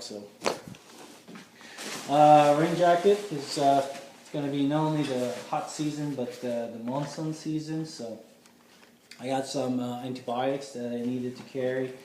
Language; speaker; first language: English; non-native, fluent; French